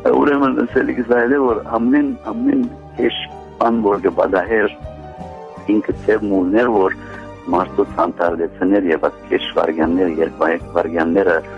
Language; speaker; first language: Armenian; early bilingual, heritage; Armenian